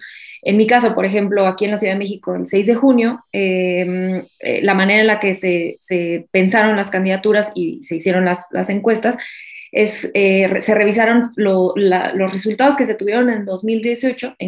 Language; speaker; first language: Spanish; native; Spanish